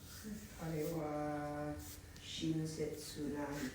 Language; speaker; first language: Japanese; non-native, learner; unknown